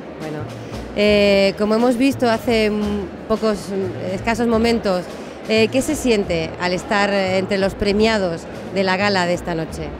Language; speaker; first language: Spanish; native; Spanish